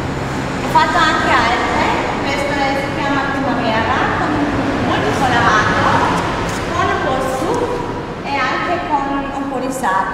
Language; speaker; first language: Italian; non-native, learner; German